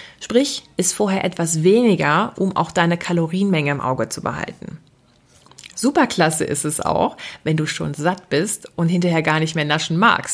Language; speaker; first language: German; native; German